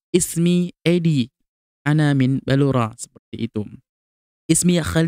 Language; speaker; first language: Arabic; non-native, fluent; Indonesian